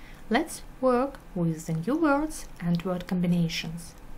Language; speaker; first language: English; non-native, fluent; Russian